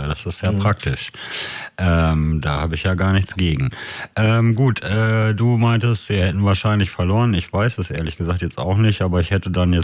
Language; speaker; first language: German; native; German